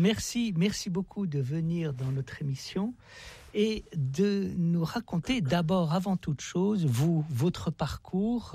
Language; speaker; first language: French; native; French